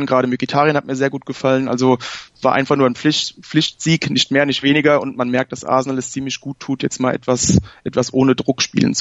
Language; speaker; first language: German; native; German